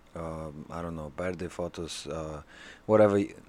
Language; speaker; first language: English; early bilingual, other home language; Polish